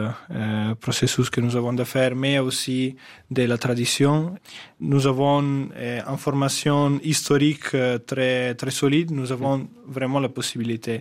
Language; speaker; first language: French; non-native, fluent; Italian